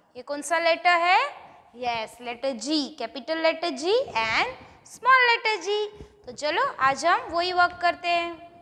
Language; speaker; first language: Hindi; non-native, local second language; Gujarati